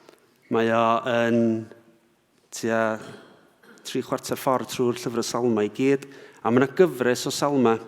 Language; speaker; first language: Welsh; native; Welsh